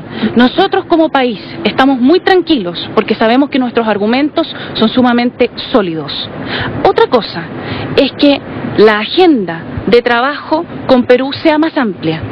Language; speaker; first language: Spanish; native; Spanish